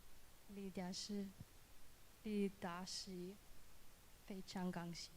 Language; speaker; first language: Chinese; non-native, learner; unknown